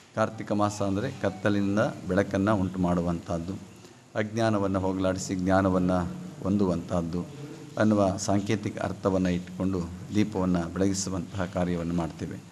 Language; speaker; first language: Kannada; native; Kannada